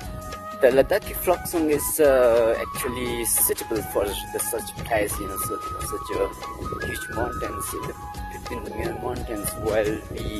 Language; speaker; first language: English; non-native, local second language; Ladakhi